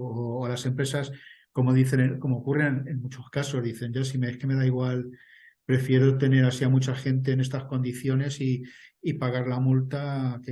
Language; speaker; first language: Spanish; native; Spanish